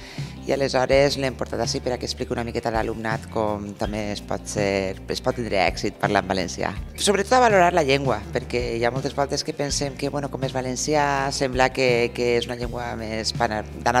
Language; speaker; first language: Catalan; native; Catalan